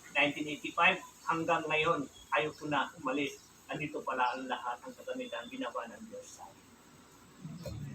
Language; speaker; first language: Filipino; non-native, local second language; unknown